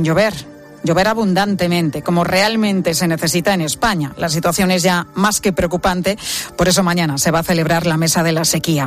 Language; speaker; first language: Spanish; native; Spanish